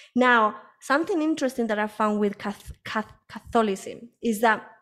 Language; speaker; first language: English; early bilingual, other home language; Spanish